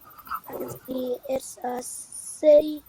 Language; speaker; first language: English; non-native, learner; Vietnamese